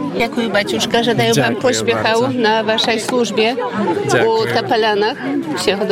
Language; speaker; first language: Polish; non-native, learner; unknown